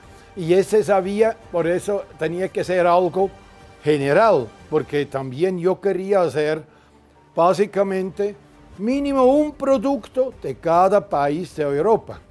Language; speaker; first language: Spanish; non-native, fluent; German